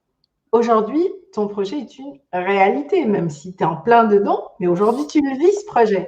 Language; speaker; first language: French; native; French